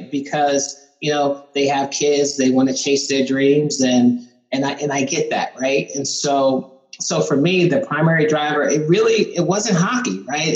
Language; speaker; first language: English; native; English